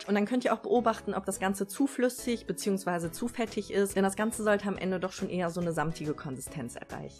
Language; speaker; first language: German; native; German